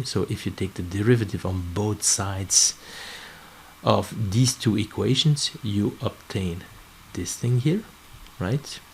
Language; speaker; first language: English; non-native, fluent; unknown